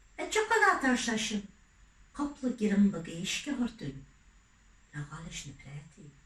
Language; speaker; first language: Irish; native; Irish